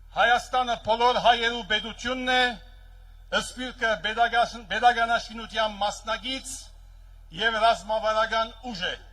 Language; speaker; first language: Armenian; early bilingual, heritage; Armenian